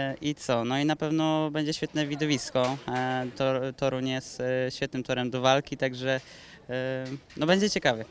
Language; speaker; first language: Polish; native; Polish